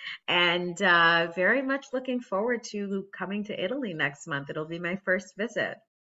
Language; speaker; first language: English; native; English